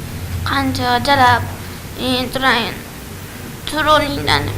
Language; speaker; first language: Kyrgyz; non-native, local second language; Uzbek